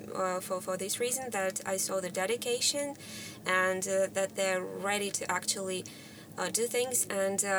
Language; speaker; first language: English; non-native, fluent; Russian